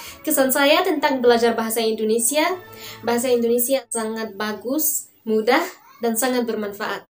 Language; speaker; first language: Indonesian; non-native, fluent; Arabic